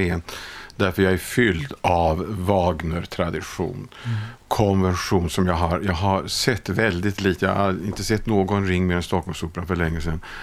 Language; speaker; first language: Swedish; native; Swedish